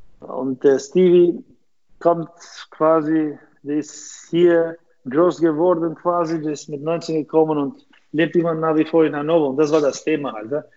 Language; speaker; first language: German; non-native, fluent; Albanian